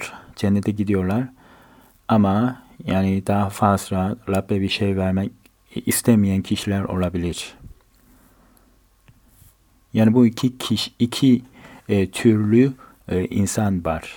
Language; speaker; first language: Turkish; non-native, fluent; Korean